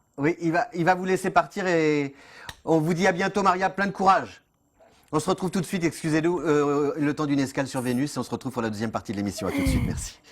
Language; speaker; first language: French; native; French